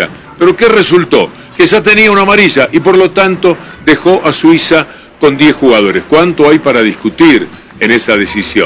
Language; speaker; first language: Spanish; native; Spanish